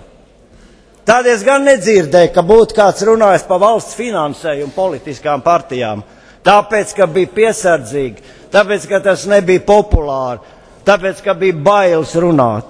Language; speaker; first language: Latvian; native; Latvian